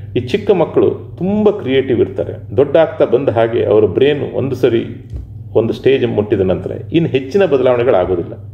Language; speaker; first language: Kannada; native; Kannada